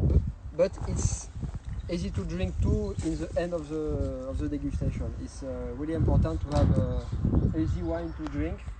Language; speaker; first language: English; non-native, learner; French